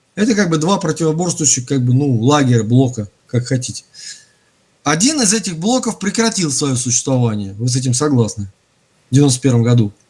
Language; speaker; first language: Russian; native; Russian